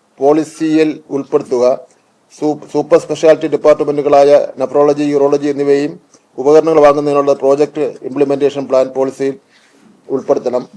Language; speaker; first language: Malayalam; native; Malayalam